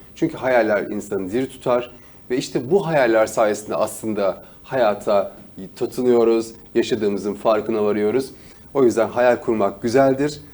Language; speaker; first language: Turkish; native; Turkish